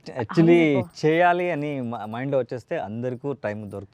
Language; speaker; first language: Telugu; non-native, learner; Kannada